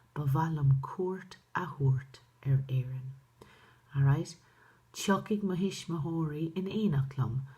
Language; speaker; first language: Irish; non-native, local second language; English